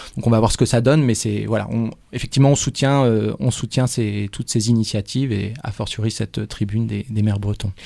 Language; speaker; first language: French; native; French